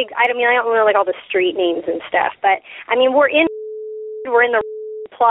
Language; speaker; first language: English; native; English